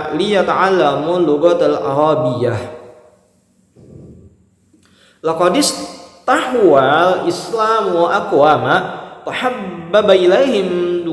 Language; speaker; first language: Arabic; non-native, learner; Indonesian